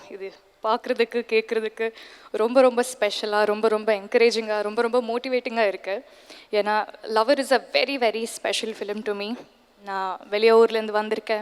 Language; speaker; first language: Tamil; non-native, fluent; Telugu